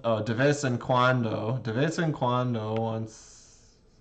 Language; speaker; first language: Spanish; non-native, learner; English